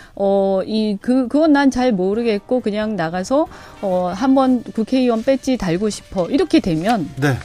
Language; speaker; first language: Korean; native; Korean